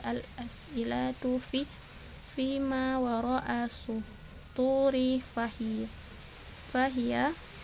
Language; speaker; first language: Arabic; non-native, learner; Indonesian